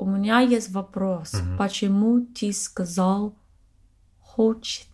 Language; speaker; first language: Russian; non-native, learner; English